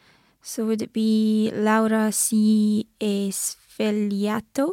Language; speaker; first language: Italian; non-native, learner; English